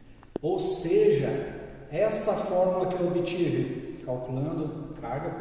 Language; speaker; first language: Portuguese; native; Portuguese